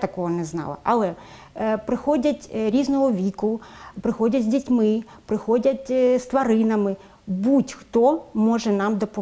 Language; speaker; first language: Ukrainian; native; Ukrainian